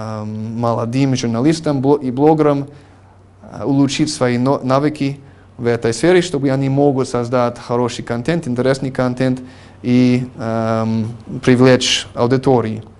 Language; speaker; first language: Russian; non-native, fluent; English